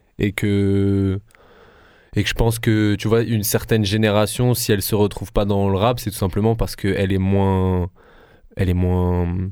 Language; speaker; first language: French; native; French